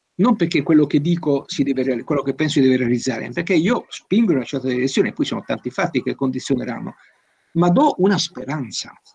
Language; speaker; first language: Italian; native; Italian